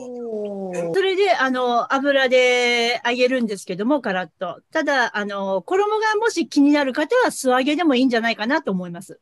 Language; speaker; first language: Japanese; native; Japanese